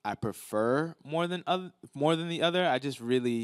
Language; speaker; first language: English; native; English